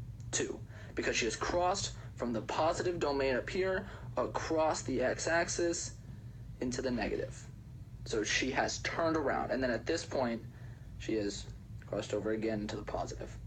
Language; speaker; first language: English; native; English